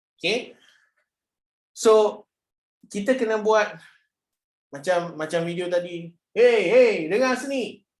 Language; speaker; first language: Malay; native; Malay